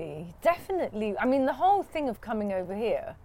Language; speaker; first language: English; native; English